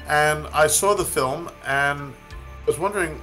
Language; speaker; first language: English; native; English